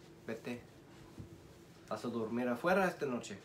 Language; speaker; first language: Spanish; early bilingual, heritage; Spanish